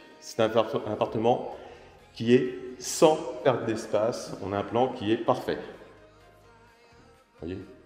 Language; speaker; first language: French; native; French